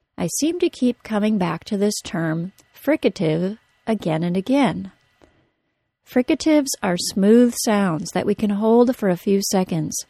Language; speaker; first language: English; native; English